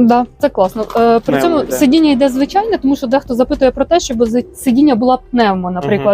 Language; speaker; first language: Ukrainian; native; Ukrainian